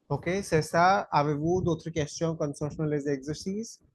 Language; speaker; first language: French; non-native, fluent; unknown